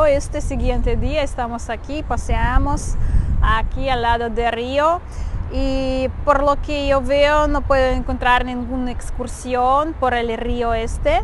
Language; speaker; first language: Spanish; non-native, learner; Russian